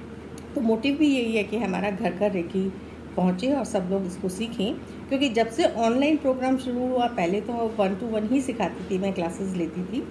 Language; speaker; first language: Hindi; native; Hindi